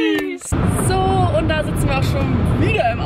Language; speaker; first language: German; native; German